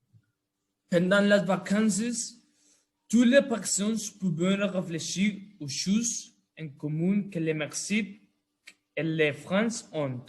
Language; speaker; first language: French; non-native, learner; Spanish